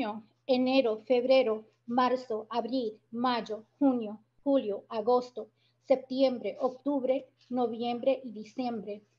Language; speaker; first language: Spanish; early bilingual, heritage; Spanish